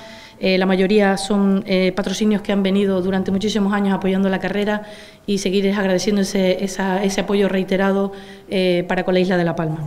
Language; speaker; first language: Spanish; native; Spanish